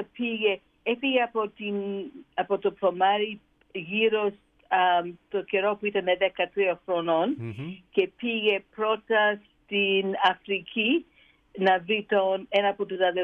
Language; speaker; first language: Greek; early bilingual, heritage; Greek